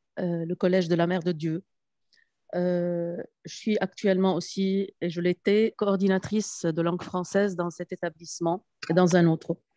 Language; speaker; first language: French; non-native, local second language; Arabic